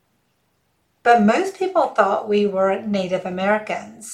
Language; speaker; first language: English; early bilingual, other home language; Hindi